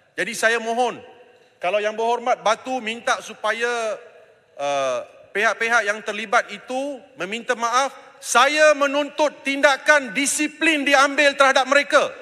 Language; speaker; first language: Malay; non-native, local second language; Tamil